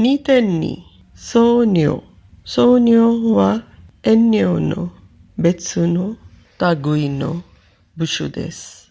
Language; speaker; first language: Japanese; non-native, fluent; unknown